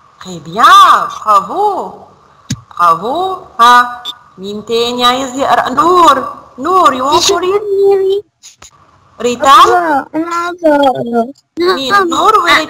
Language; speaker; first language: English; non-native, learner; Arabic